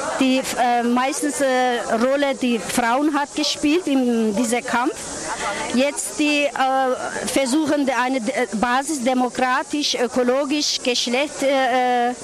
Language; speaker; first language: German; non-native, learner; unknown